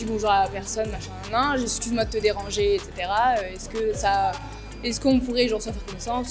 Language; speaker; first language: French; native; French